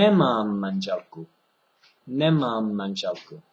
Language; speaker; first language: Czech; non-native, fluent; English